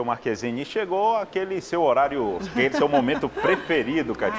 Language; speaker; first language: Portuguese; native; Portuguese